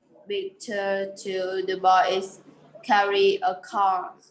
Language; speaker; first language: English; non-native, learner; Vietnamese